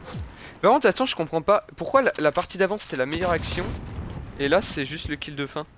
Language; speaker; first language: French; native; French